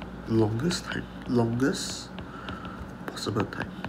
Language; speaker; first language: English; non-native, local second language; Chinese